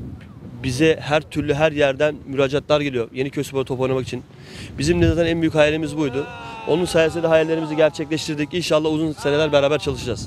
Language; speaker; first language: Turkish; native; Turkish